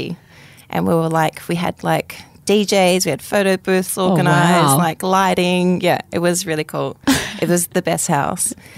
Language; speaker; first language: English; native; English